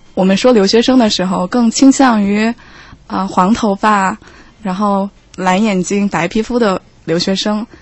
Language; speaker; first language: Chinese; non-native, fluent; Korean